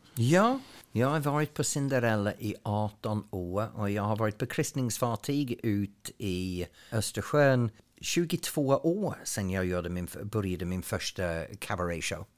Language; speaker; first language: Swedish; non-native, fluent; English